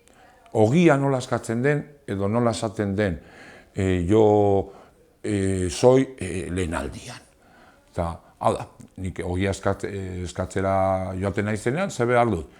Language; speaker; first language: Basque; non-native, local second language; Spanish